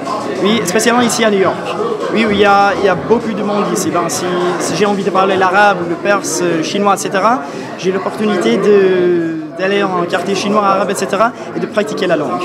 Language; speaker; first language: French; non-native, fluent; English